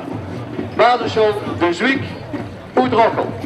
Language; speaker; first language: Dutch; native; Dutch